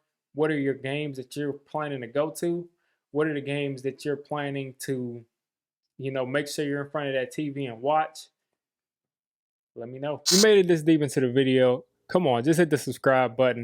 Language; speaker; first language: English; native; English